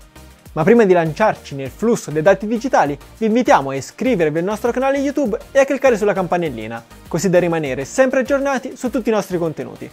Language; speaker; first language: Italian; native; Italian